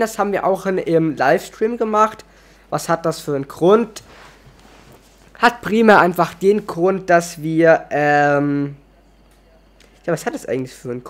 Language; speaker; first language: German; native; German